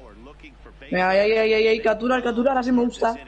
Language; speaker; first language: Spanish; native; Spanish